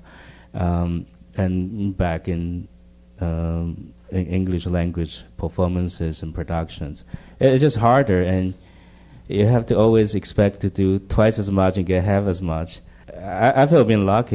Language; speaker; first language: English; non-native, fluent; Chinese